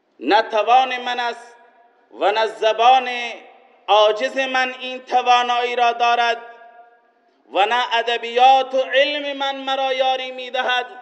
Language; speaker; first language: Persian; non-native, local second language; Baluchi